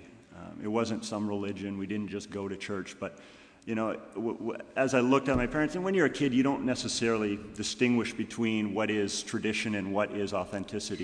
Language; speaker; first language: English; native; English